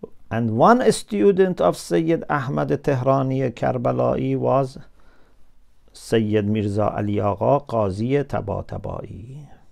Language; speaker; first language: English; non-native, fluent; Persian